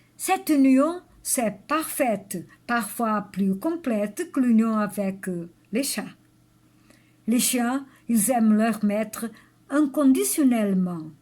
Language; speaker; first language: French; non-native, learner; Portuguese